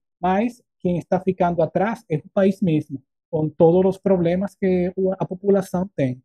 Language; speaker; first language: Portuguese; non-native, fluent; Spanish